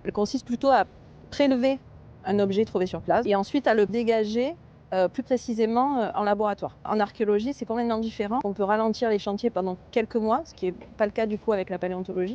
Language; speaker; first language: French; native; French